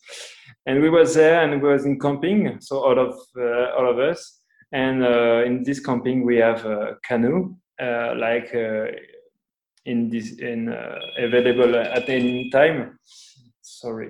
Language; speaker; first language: English; non-native, learner; French